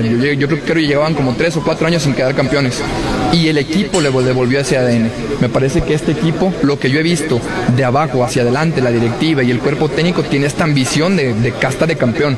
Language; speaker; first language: Spanish; native; Spanish